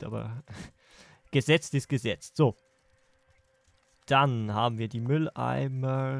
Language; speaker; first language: German; native; German